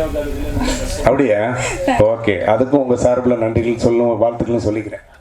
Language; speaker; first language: Tamil; native; Tamil